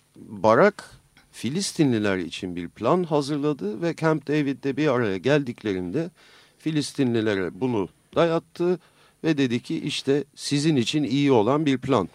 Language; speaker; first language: Turkish; native; Turkish